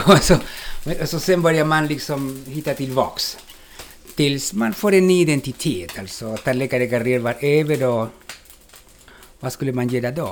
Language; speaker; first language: Swedish; non-native, fluent; Spanish